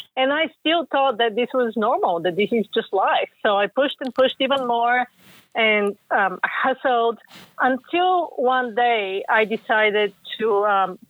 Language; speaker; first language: English; non-native, fluent; Bulgarian